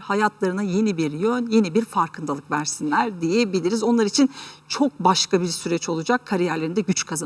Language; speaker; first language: Turkish; native; Turkish